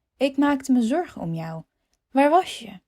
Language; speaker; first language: Dutch; non-native, fluent; Polish